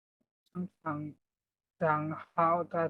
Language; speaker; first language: Chinese; non-native, learner; Bangla